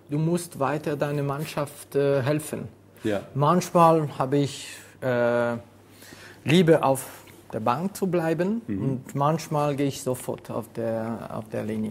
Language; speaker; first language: German; non-native, fluent; French